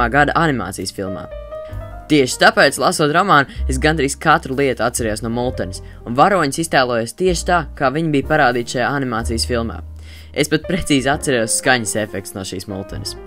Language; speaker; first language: Latvian; native; Latvian